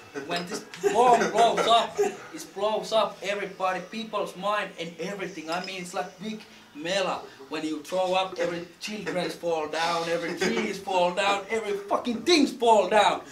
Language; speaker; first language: English; non-native, learner; Finnish